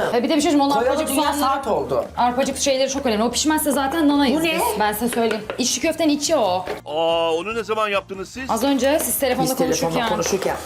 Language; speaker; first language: Turkish; native; Turkish